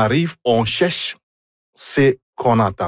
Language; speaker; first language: French; non-native, fluent; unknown